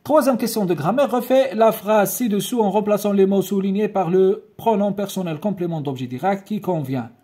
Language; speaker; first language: French; non-native, local second language; Arabic